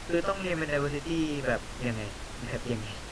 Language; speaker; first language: Thai; native; Thai